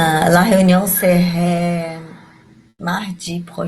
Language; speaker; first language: French; non-native, learner; Portuguese